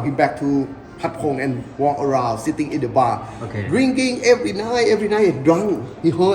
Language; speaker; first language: English; non-native, learner; Thai